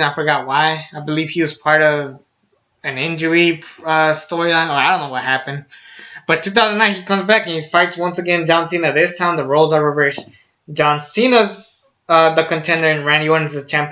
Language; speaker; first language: English; native; English